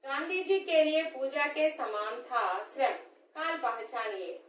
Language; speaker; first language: Hindi; non-native, local second language; Telugu